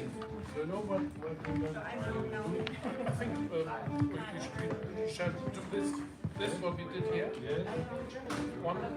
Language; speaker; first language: English; non-native, learner; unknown